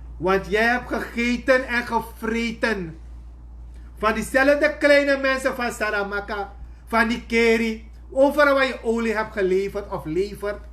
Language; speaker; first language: Dutch; native; Dutch